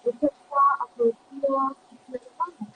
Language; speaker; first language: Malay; non-native, fluent; Turkish